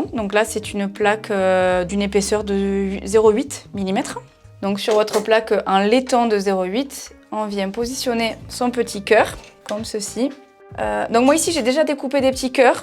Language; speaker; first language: French; native; French